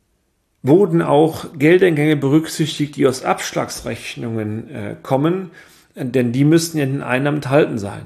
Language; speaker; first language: German; native; German